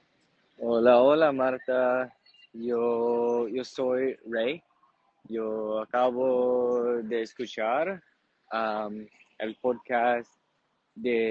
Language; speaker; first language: Spanish; non-native, learner; English